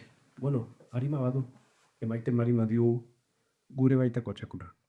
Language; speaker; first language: Basque; native; Basque